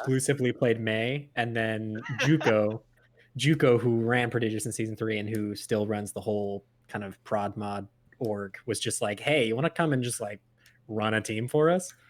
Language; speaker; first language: English; native; English